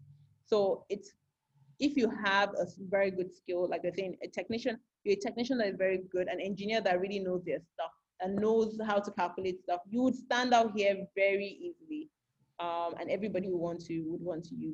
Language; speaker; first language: English; non-native, local second language; Yoruba